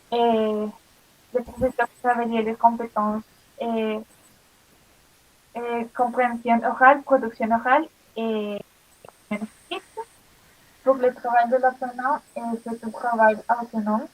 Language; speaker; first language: French; non-native, learner; Spanish